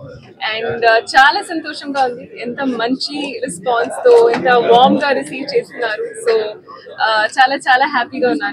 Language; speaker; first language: Telugu; non-native, learner; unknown